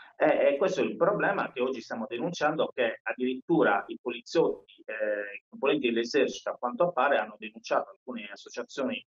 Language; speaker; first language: Italian; native; Italian